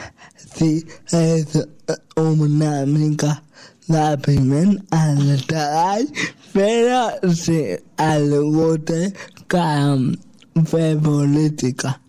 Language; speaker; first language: Catalan; non-native, local second language; Spanish